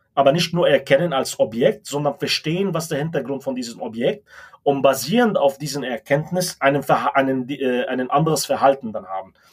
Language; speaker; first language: German; non-native, fluent; Arabic